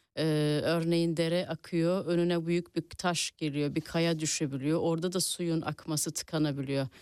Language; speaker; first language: Turkish; early bilingual, heritage; Turkish